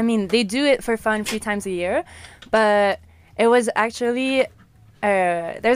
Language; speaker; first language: English; non-native, fluent; French